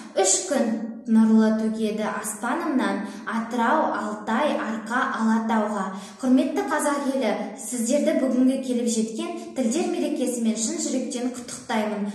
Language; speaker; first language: Kazakh; non-native, local second language; Russian